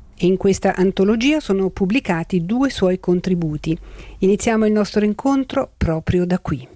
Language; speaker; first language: Italian; native; Italian